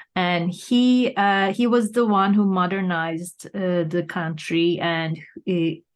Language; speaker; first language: English; non-native, fluent; Turkish